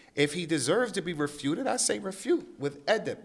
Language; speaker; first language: English; native; English